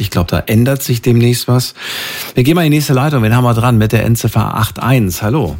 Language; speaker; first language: German; native; German